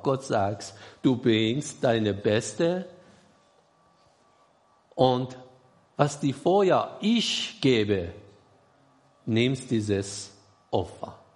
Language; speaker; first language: German; non-native, learner; Persian